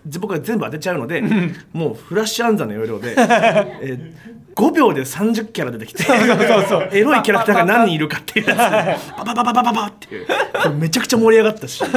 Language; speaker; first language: Japanese; native; Japanese